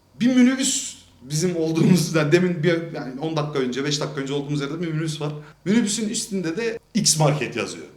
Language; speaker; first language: Turkish; early bilingual, heritage; Turkish